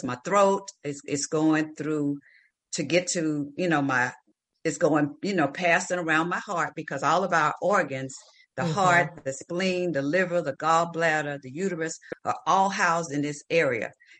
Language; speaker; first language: English; native; English